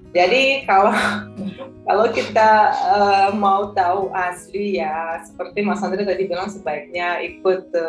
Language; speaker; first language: Indonesian; non-native, fluent; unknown